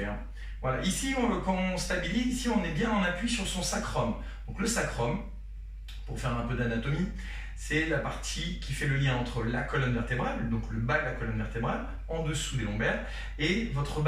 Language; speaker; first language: French; native; French